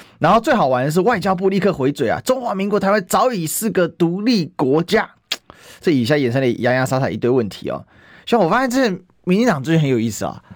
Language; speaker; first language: Chinese; native; Chinese